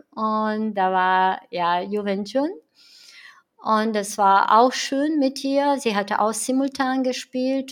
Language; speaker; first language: German; non-native, fluent; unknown